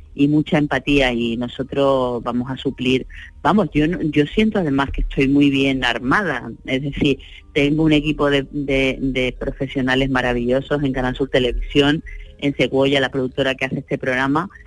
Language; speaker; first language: Spanish; native; Spanish